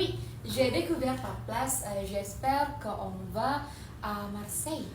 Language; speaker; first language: French; non-native, learner; Indonesian